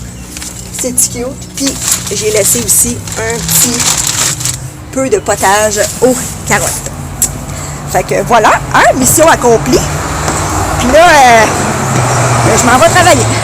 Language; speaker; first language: French; native; French